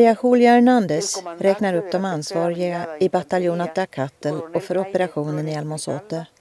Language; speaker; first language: Swedish; native; Swedish